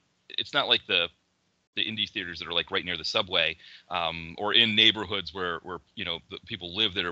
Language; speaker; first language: English; native; English